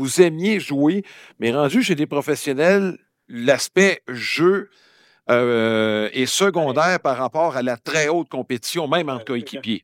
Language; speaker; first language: French; native; French